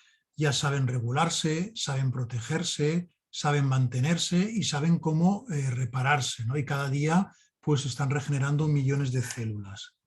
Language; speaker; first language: Spanish; native; Spanish